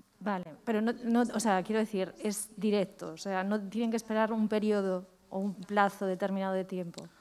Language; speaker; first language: Spanish; native; Spanish